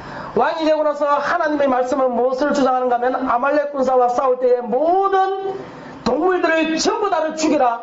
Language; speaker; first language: Korean; native; Korean